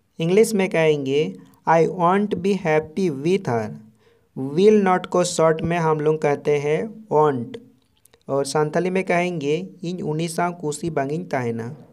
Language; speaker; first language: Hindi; non-native, local second language; Santali